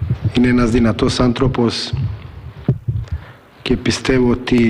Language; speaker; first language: Greek; non-native, fluent; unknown